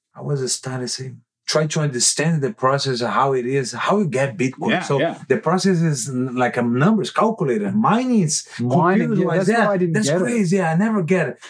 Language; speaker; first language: English; non-native, learner; Portuguese